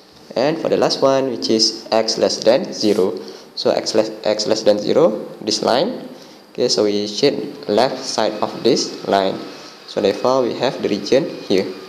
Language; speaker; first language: English; non-native, local second language; Malay